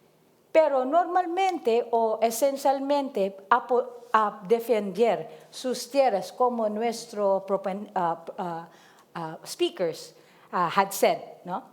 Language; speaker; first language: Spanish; non-native, learner; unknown